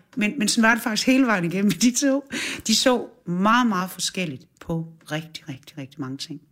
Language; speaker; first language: Danish; native; Danish